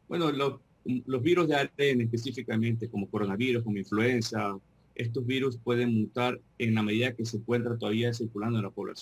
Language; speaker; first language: Spanish; native; Spanish